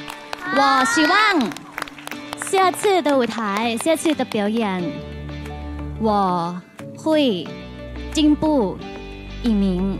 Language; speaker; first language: Chinese; non-native, learner; Thai